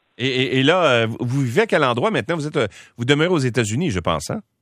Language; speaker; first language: French; native; French